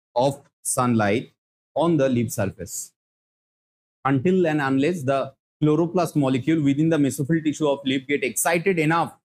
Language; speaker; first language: English; non-native, local second language; Bangla